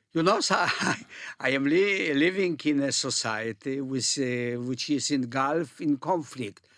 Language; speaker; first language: English; non-native, fluent; Polish